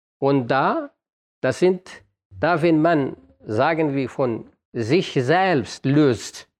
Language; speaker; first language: German; non-native, fluent; Arabic